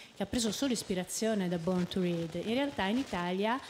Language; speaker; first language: Italian; native; Italian